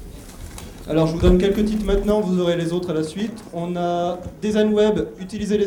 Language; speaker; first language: French; native; French